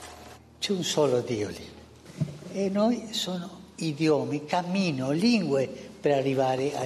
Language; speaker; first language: Italian; non-native, fluent; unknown